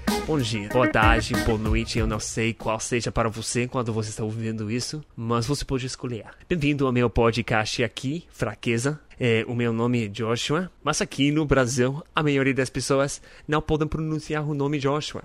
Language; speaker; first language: Portuguese; non-native, fluent; English